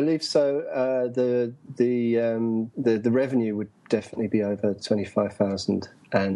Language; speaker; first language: English; native; English